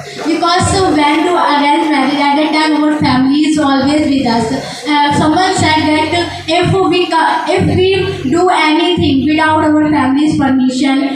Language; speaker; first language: English; non-native, learner; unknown